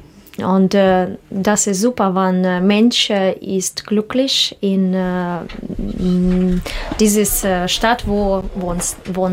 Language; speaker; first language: German; non-native, learner; Russian